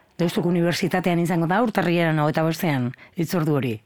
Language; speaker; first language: Basque; native; Basque